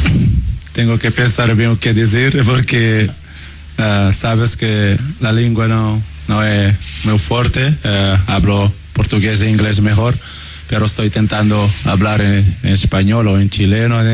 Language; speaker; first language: Spanish; non-native, learner; Portuguese